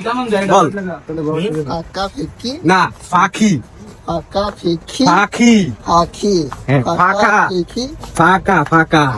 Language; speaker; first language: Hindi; non-native, learner; Bangla